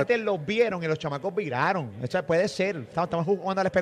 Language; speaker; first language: Spanish; native; Spanish